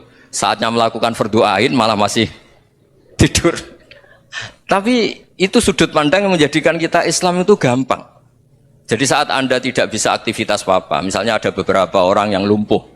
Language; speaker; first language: Indonesian; non-native, local second language; Javanese